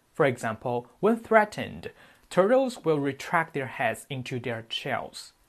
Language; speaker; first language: English; non-native, fluent; Chinese